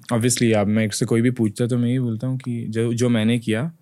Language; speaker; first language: Hindi; native; Hindi